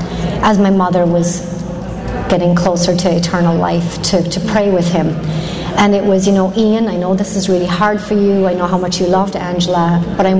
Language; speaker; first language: English; native; English